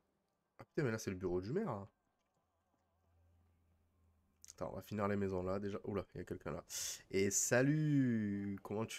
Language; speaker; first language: French; native; French